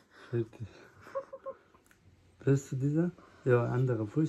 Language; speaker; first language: German; non-native, learner; Somali